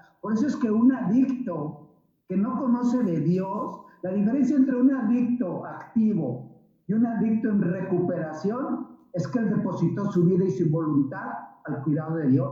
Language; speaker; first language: Spanish; native; Spanish